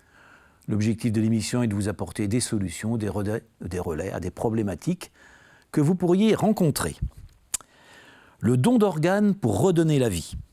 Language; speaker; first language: French; native; French